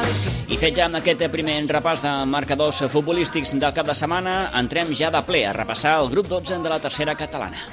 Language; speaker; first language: Catalan; native; Catalan